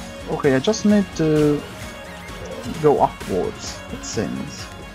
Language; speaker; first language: English; non-native, fluent; Italian